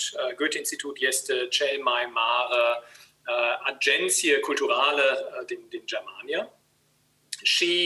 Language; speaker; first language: Romanian; non-native, learner; German